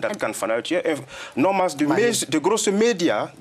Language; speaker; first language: Dutch; non-native, fluent; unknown